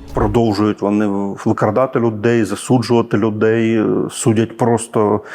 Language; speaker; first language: Ukrainian; native; Ukrainian